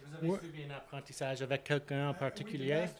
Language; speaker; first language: French; non-native, local second language; English